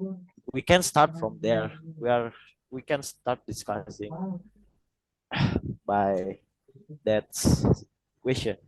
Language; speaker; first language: English; non-native, learner; Indonesian